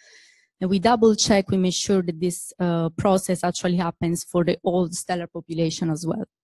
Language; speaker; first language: English; non-native, fluent; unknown